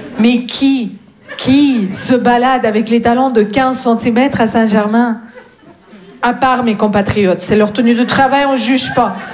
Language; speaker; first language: French; non-native, fluent; Russian